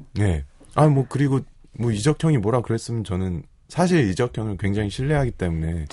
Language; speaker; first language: Korean; early bilingual, heritage; Korean